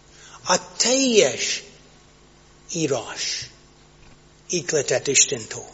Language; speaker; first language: Hungarian; non-native, fluent; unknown